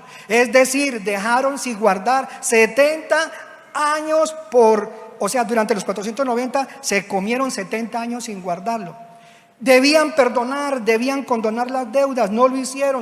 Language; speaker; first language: Spanish; native; Spanish